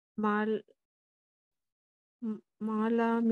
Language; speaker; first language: Finnish; non-native, learner; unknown